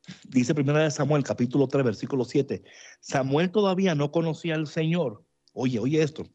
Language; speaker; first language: Spanish; native; Spanish